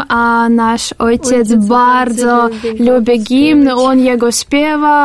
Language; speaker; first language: Polish; non-native, learner; Russian